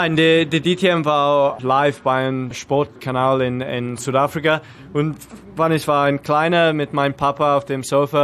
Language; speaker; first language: German; non-native, learner; English